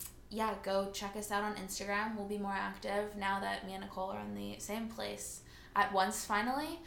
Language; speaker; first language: English; early bilingual, other home language; Finnish